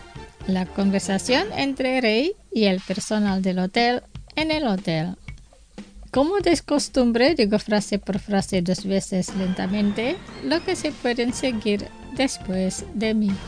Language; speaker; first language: Spanish; non-native, fluent; Indonesian